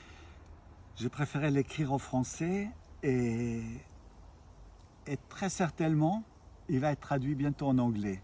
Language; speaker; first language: French; native; French